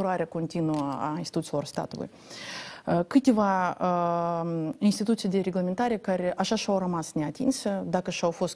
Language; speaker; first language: Romanian; native; Romanian